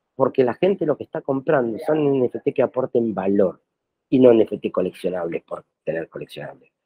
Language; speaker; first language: Spanish; native; Spanish